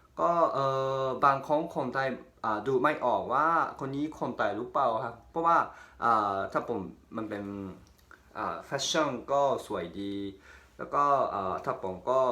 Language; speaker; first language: Thai; non-native, fluent; Japanese